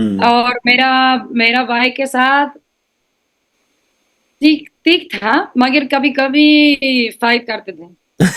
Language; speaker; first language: Hindi; non-native, learner; Spanish